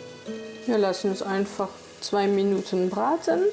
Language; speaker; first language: German; non-native, fluent; French